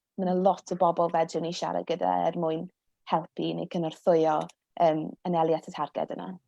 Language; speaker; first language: Welsh; non-native, local second language; English